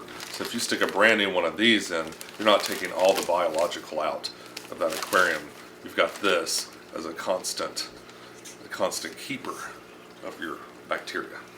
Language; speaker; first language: English; native; English